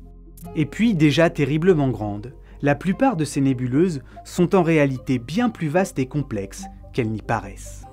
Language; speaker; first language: French; native; French